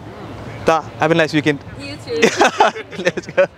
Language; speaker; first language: English; non-native, learner; Tigrinya